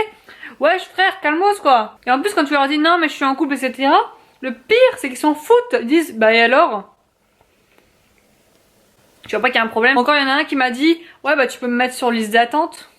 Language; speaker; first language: French; native; French